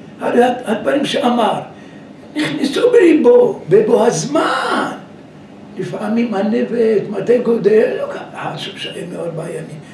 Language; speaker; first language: Hebrew; native; Hebrew